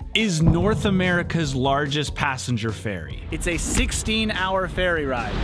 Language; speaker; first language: English; native; English